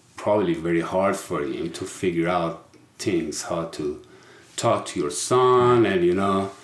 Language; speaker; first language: English; non-native, fluent; Persian